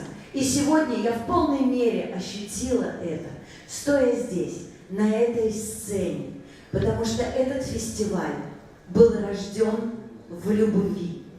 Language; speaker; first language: Russian; native; Russian